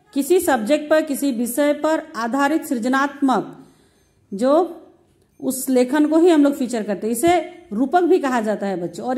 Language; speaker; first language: Hindi; native; Hindi